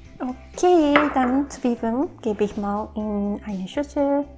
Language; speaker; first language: German; non-native, learner; Japanese